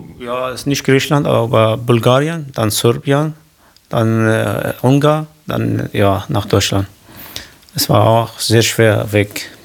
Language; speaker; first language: German; non-native, learner; Kurdish